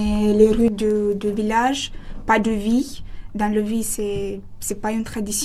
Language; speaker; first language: French; non-native, learner; Romanian